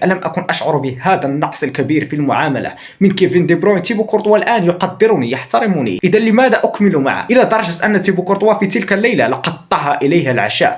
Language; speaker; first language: Arabic; native; Arabic